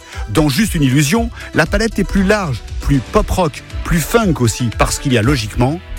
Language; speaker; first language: French; native; French